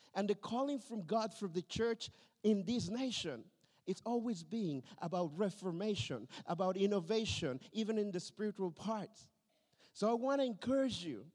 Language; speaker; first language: English; non-native, fluent; Spanish